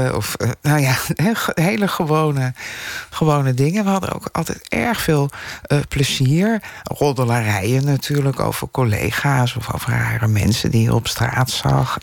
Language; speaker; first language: Dutch; native; Dutch